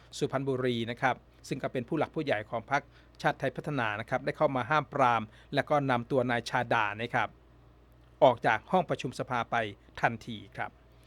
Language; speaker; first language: Thai; native; Thai